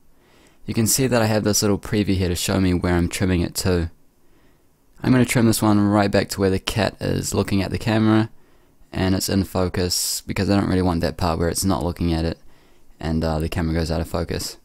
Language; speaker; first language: English; native; English